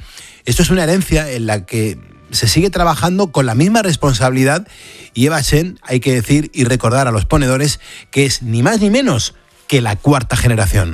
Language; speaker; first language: Spanish; native; Spanish